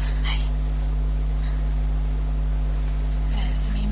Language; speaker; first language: Japanese; non-native, learner; Chinese